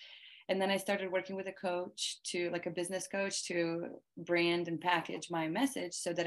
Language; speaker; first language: English; early bilingual, other home language; Russian